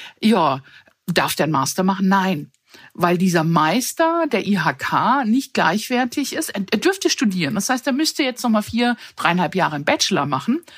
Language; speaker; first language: German; early bilingual, other home language; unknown